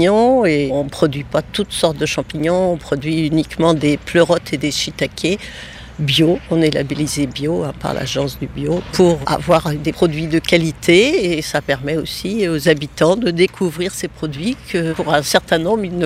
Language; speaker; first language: French; native; French